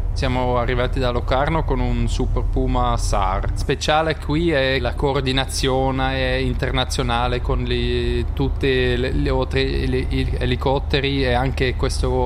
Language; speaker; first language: Italian; non-native, local second language; German